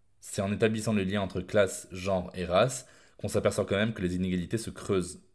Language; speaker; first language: French; native; French